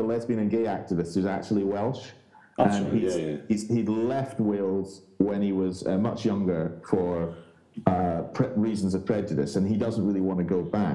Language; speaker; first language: English; native; English